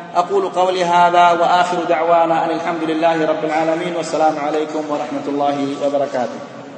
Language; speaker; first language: Arabic; non-native, fluent; Indonesian